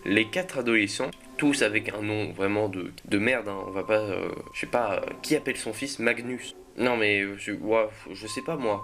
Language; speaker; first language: French; native; French